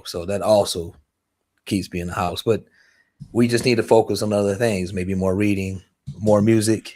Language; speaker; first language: English; native; English